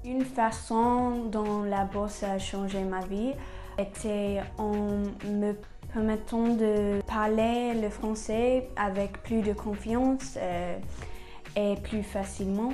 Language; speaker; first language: French; non-native, learner; English